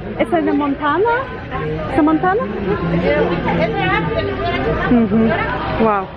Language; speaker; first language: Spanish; non-native, learner; Polish